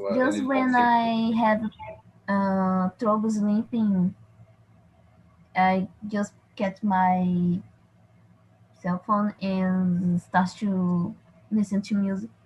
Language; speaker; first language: English; non-native, learner; Portuguese